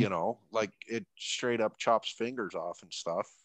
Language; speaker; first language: English; native; English